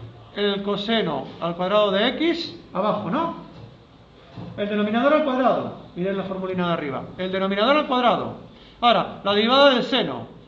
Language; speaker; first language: Spanish; native; Spanish